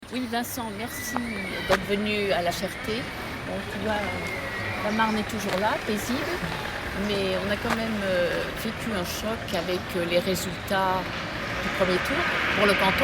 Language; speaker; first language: French; native; French